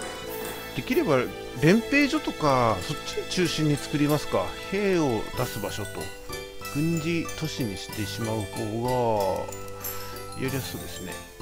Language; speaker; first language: Japanese; native; Japanese